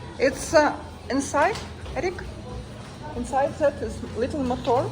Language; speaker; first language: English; non-native, learner; Ukrainian